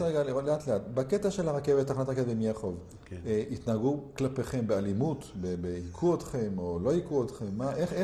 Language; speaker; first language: Hebrew; native; Hebrew